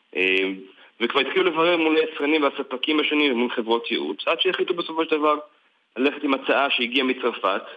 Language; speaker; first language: Hebrew; native; Hebrew